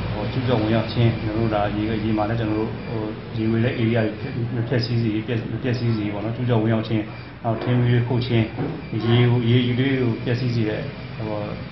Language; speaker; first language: Burmese; native; Burmese